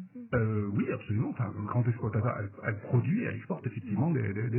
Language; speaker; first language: French; native; French